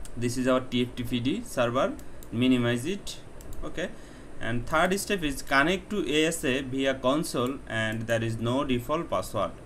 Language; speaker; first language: English; non-native, local second language; Bangla